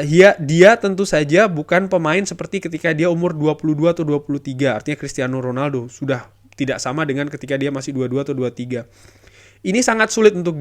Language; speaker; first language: Indonesian; native; Indonesian